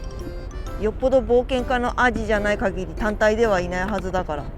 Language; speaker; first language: Japanese; native; Japanese